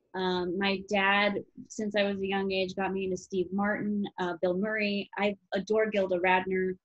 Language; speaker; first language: English; native; English